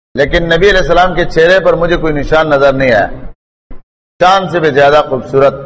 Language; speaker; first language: Urdu; non-native, local second language; Pashto